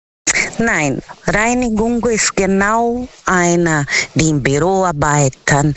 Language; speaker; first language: German; non-native, learner; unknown